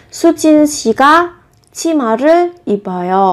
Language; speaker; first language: Korean; non-native, fluent; Vietnamese